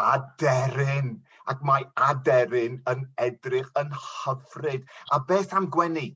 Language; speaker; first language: Welsh; non-native, local second language; English